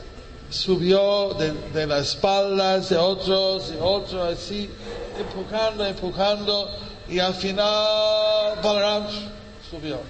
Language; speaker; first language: Spanish; non-native, fluent; English